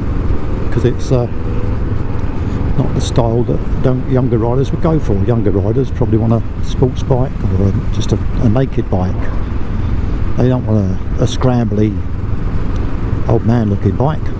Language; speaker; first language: English; native; English